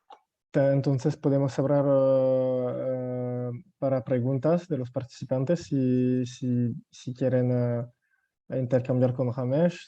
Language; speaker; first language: Spanish; non-native, fluent; French